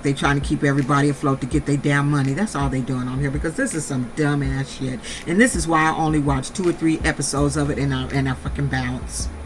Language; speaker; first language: English; native; English